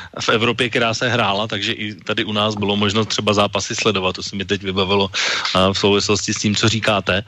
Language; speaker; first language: Czech; native; Czech